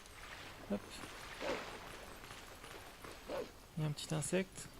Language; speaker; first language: French; native; French